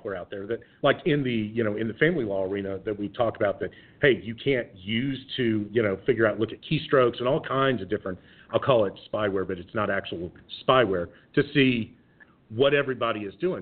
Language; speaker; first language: English; native; English